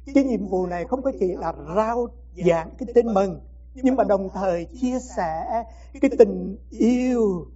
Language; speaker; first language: Vietnamese; native; Vietnamese